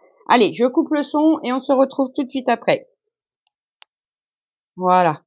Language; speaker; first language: French; native; French